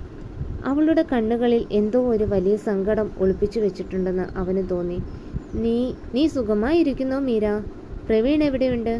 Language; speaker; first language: Malayalam; native; Malayalam